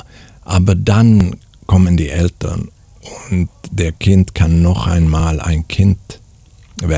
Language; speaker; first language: German; non-native, learner; Swedish